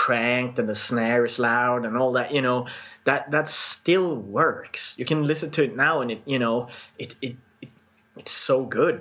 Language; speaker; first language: English; non-native, fluent; Swedish